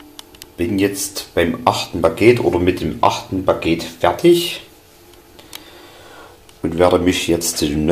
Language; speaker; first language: German; native; German